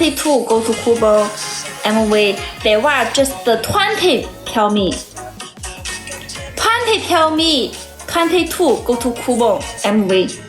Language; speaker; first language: English; non-native, learner; Thai